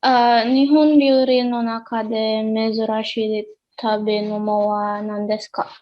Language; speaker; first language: Japanese; non-native, learner; Indonesian